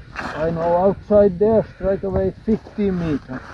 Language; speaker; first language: English; non-native, fluent; Finnish